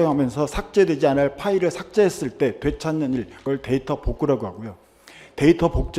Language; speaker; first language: Korean; native; Korean